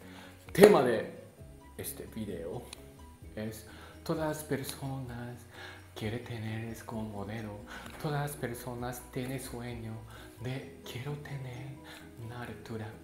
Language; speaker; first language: Spanish; non-native, learner; Japanese